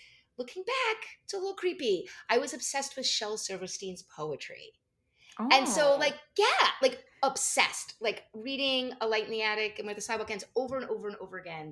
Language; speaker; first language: English; native; English